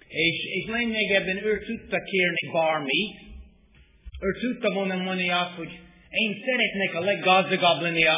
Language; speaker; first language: Hungarian; non-native, fluent; English